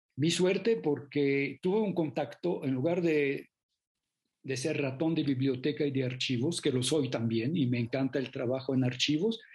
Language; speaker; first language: Spanish; non-native, fluent; French